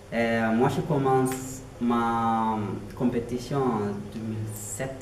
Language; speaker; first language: French; non-native, learner; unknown